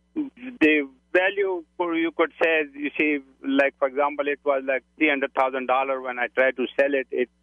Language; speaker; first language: English; non-native, local second language; Urdu